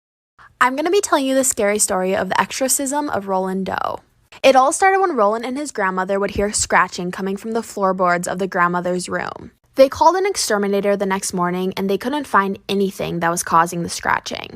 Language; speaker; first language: English; native; English